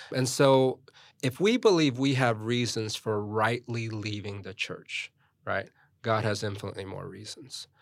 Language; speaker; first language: English; early bilingual, other home language; Korean